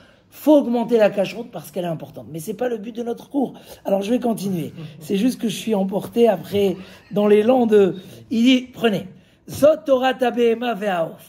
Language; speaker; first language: French; native; French